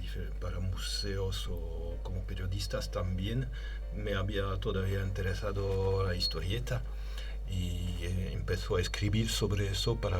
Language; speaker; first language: Spanish; non-native, learner; French